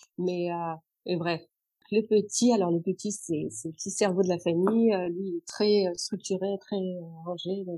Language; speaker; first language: French; non-native, local second language; Arabic